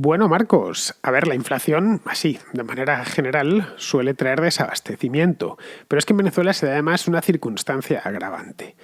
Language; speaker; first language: Spanish; native; Spanish